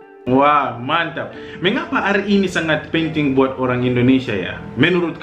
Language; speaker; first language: Indonesian; non-native, fluent; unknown